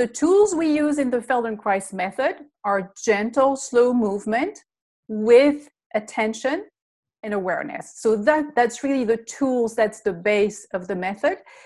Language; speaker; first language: English; non-native, fluent; French